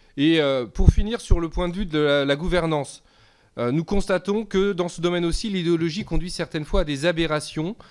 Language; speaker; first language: French; native; French